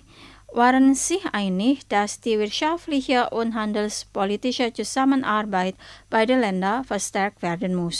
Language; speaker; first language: German; non-native, fluent; Indonesian